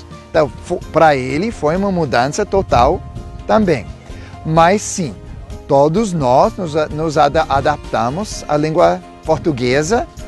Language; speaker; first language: Portuguese; non-native, fluent; English